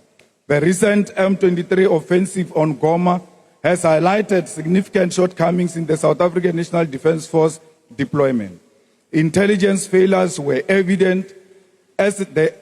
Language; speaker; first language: English; non-native, local second language; Northern Sotho